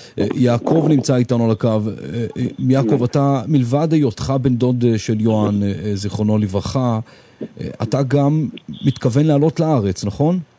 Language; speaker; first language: Hebrew; native; Hebrew